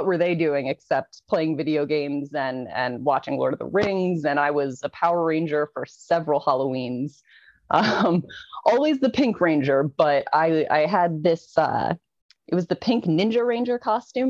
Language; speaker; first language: English; native; English